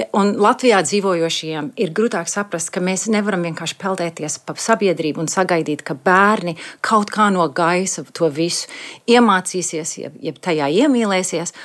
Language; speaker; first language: Latvian; early bilingual, heritage; Latvian